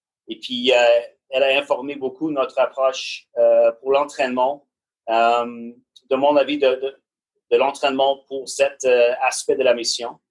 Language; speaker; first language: French; non-native, learner; English